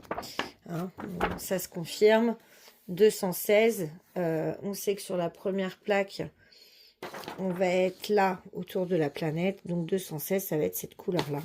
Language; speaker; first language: French; native; French